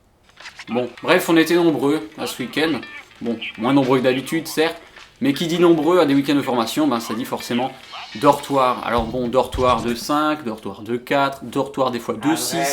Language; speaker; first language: French; native; French